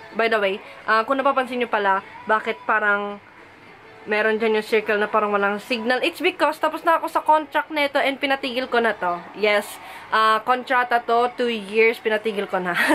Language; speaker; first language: Filipino; early bilingual, heritage; Filipino